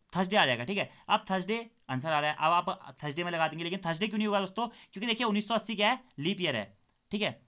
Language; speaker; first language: Hindi; native; Hindi